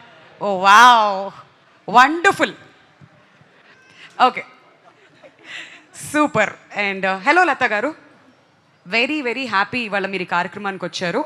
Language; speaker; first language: Telugu; native; Telugu